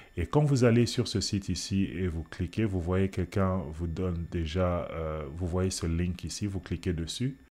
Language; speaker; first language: French; non-native, local second language; Lingala